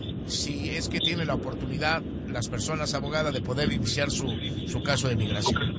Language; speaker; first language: Spanish; native; Spanish